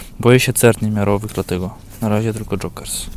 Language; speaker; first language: Polish; native; Polish